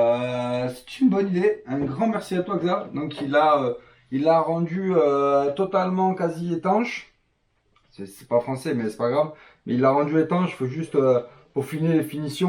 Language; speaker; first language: French; native; French